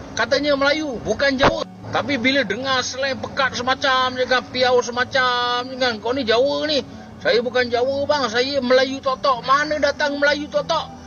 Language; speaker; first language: Malay; native; Malay